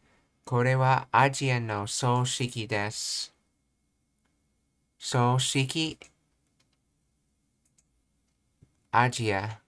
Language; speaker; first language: Japanese; non-native, learner; English